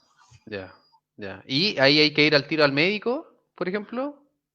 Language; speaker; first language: Spanish; native; Spanish